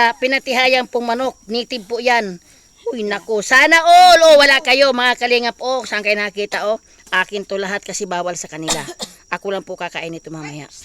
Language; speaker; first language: Filipino; non-native, local second language; Masbatenyo